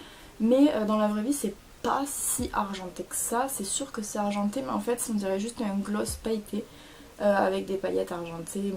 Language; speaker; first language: French; native; French